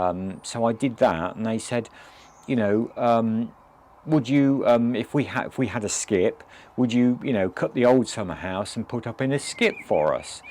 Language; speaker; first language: English; native; English